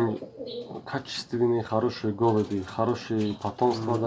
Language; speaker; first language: Russian; non-native, local second language; Tajik